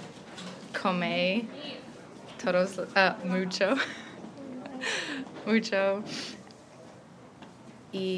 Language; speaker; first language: Spanish; non-native, learner; English